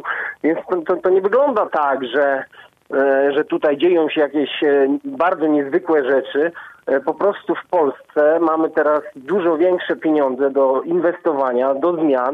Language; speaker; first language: Polish; native; Polish